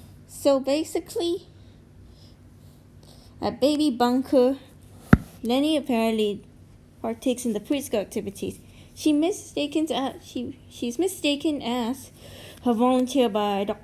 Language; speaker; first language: English; native; English